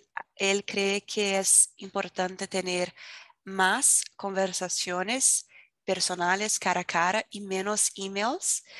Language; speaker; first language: Spanish; non-native, fluent; Portuguese